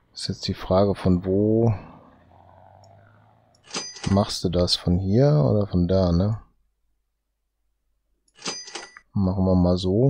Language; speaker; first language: German; native; German